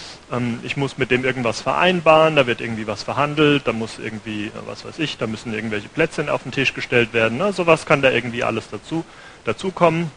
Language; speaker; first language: German; native; German